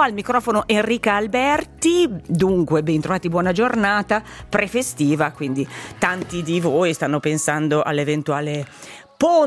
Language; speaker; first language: Italian; native; Italian